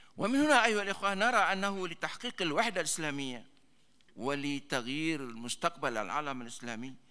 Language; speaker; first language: Arabic; non-native, fluent; Malay